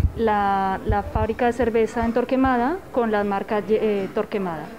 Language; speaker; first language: Spanish; native; Spanish